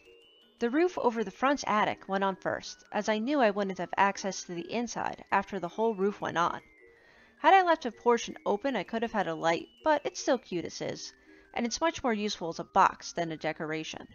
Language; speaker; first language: English; native; English